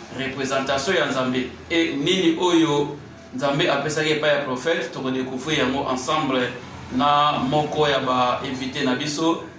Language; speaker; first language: Lingala; non-native, local second language; Kongo